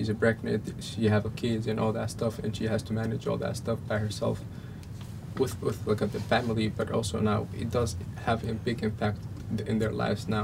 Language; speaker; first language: English; non-native, fluent; Arabic